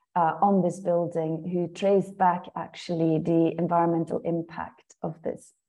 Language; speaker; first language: English; non-native, fluent; Dutch